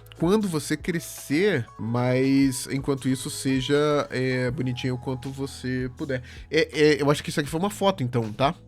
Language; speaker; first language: Portuguese; native; Portuguese